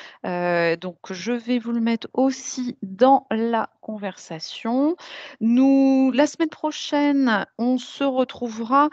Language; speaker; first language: French; native; French